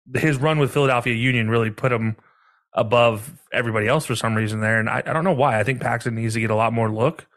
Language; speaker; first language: English; native; English